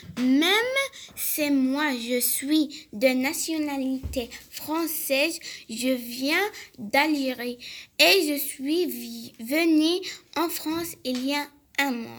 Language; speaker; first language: French; non-native, local second language; Arabic